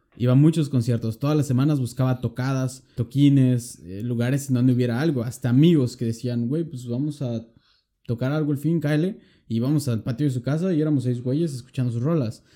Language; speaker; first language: Spanish; native; Spanish